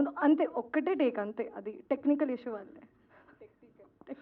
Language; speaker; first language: Telugu; non-native, local second language; Hindi